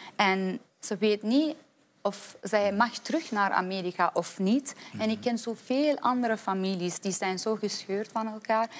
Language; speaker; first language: Dutch; non-native, fluent; Persian